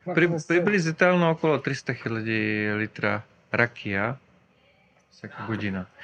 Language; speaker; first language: Bulgarian; non-native, fluent; Czech